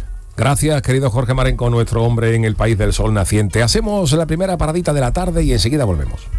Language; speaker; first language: Spanish; native; Spanish